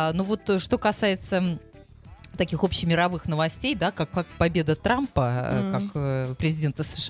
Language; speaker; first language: Russian; native; Russian